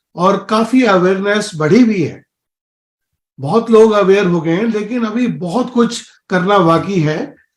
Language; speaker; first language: Hindi; native; Hindi